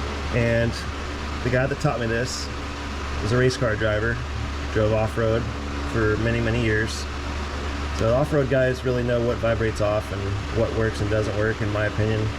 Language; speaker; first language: English; native; English